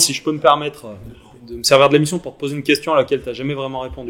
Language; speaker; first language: French; native; French